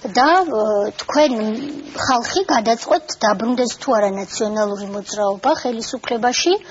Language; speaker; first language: Georgian; native; Georgian